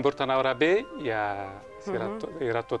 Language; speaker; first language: Catalan; non-native, local second language; Spanish